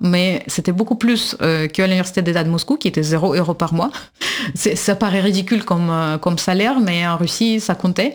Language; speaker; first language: French; non-native, fluent; Russian